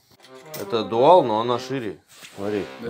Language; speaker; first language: Russian; native; Russian